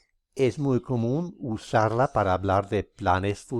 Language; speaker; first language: Spanish; non-native, fluent; English